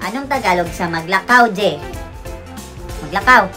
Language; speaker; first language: Filipino; non-native, local second language; Cebuano